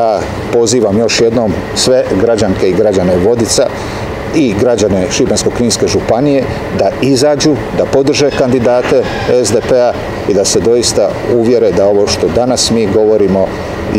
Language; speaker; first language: Serbian; native; Serbian